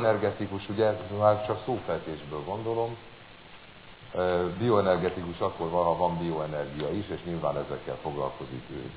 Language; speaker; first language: Hungarian; native; Hungarian